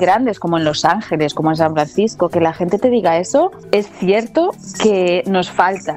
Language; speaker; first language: Spanish; native; Spanish